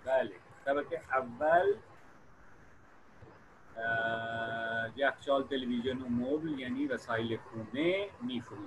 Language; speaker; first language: Persian; non-native, fluent; Urdu